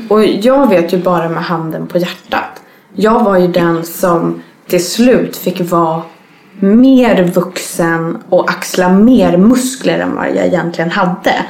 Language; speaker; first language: Swedish; native; Swedish